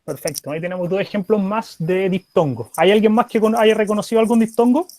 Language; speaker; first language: Spanish; native; Spanish